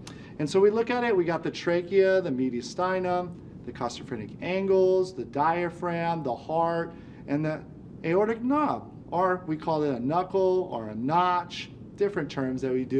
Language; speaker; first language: English; native; English